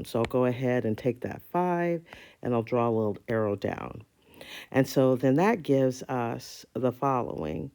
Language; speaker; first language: English; native; English